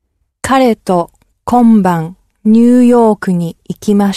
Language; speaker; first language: Japanese; non-native, learner; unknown